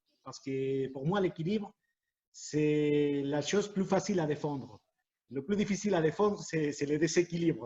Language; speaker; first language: French; non-native, fluent; Spanish